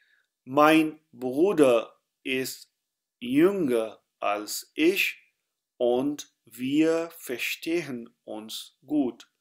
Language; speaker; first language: German; non-native, fluent; Urdu